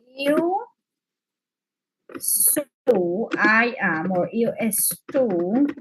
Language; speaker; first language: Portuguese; non-native, fluent; English